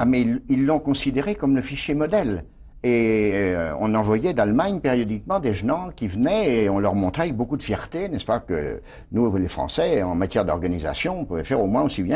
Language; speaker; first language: French; native; French